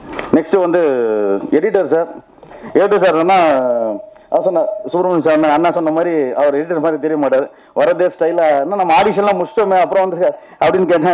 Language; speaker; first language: Tamil; native; Tamil